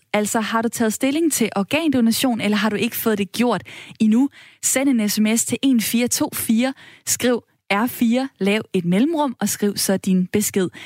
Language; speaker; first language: Danish; native; Danish